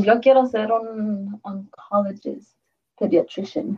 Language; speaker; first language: Spanish; early bilingual, heritage; Spanish